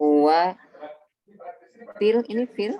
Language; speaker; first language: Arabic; non-native, learner; Indonesian